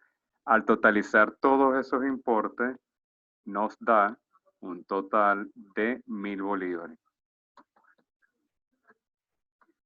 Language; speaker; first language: Spanish; native; Spanish